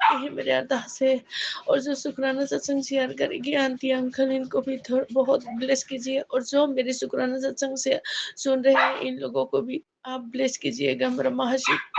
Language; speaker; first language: Hindi; non-native, local second language; Assamese